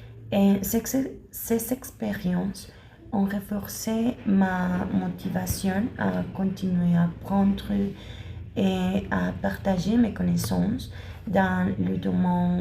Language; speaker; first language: French; non-native, learner; Spanish